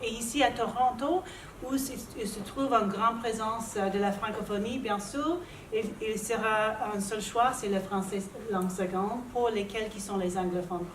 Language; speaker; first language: French; non-native, local second language; English